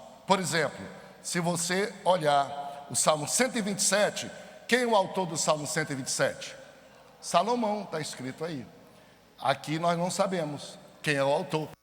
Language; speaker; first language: Portuguese; native; Portuguese